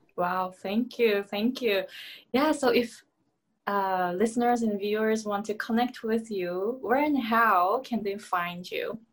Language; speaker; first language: English; non-native, fluent; Japanese